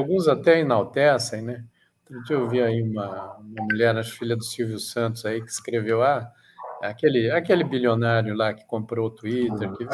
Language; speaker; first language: Portuguese; native; Portuguese